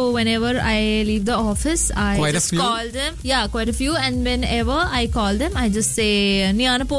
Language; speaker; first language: English; non-native, local second language; Hindi